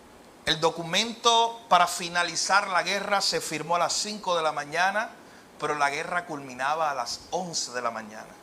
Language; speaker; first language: Spanish; native; Spanish